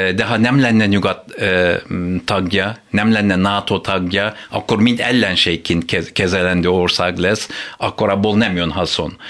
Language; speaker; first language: Hungarian; non-native, fluent; Turkish